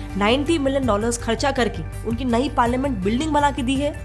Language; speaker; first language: Hindi; native; Hindi